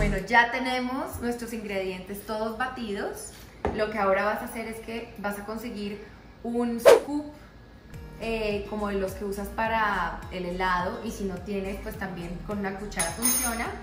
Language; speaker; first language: Spanish; native; Spanish